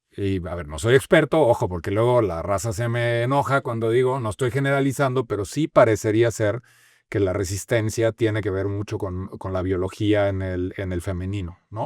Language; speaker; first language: Spanish; native; Spanish